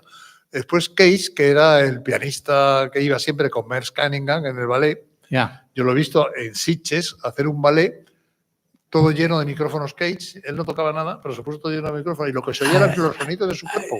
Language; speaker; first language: Spanish; native; Spanish